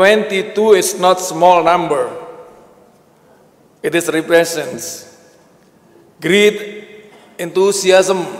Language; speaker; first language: English; non-native, learner; Indonesian